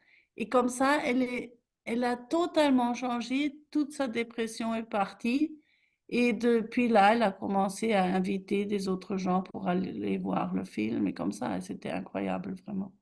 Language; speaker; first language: French; non-native, fluent; German